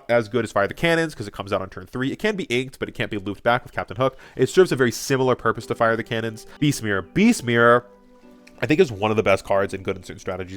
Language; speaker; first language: English; native; English